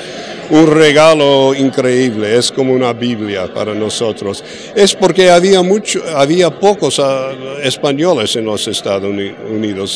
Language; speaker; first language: Spanish; early bilingual, heritage; English